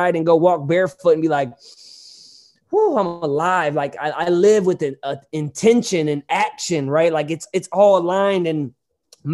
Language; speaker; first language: English; native; English